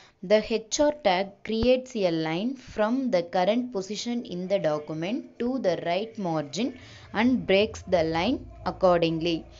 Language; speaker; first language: English; non-native, local second language; Tamil